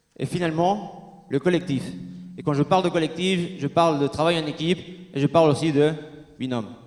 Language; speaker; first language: French; non-native, fluent; Spanish